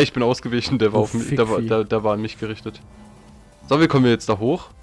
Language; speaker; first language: German; native; German